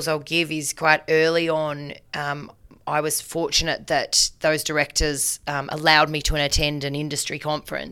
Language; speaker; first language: English; native; English